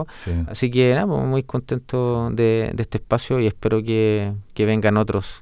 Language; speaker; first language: Spanish; native; Spanish